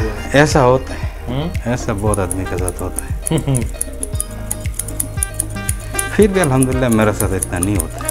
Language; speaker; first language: Hindi; non-native, learner; Bangla